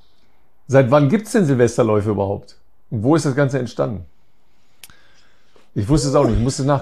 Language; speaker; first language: German; native; German